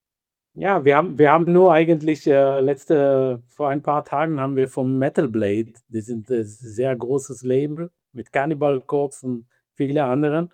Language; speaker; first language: German; non-native, fluent; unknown